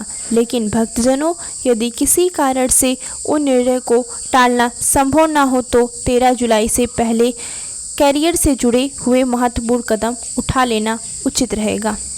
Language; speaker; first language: Hindi; native; Hindi